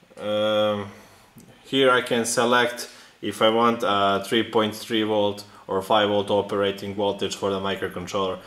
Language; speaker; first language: English; non-native, fluent; Serbian